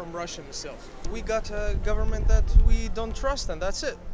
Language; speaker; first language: English; non-native, fluent; Russian